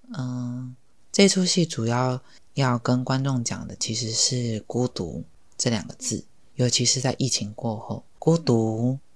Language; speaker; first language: Chinese; native; Chinese